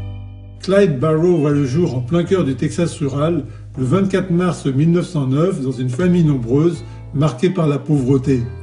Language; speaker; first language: French; native; French